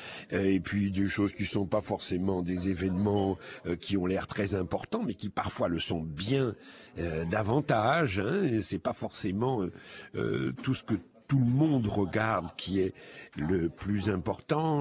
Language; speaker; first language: French; native; French